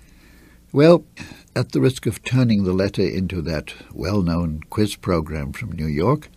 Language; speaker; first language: English; native; English